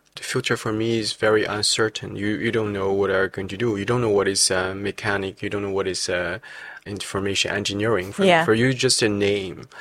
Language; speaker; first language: English; non-native, fluent; Chinese